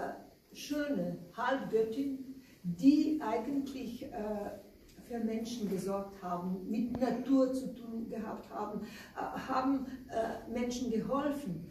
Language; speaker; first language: German; non-native, learner; Slovenian